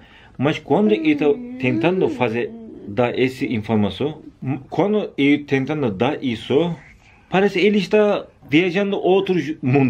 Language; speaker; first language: Portuguese; non-native, learner; Turkish